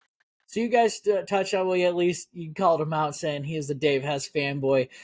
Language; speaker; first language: English; native; English